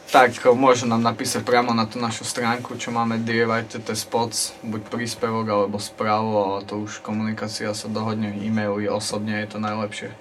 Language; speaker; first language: Slovak; native; Slovak